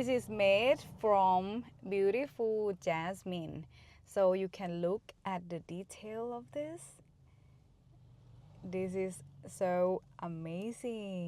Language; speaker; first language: English; non-native, learner; Thai